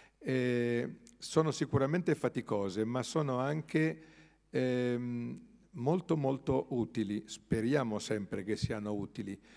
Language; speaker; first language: Italian; native; Italian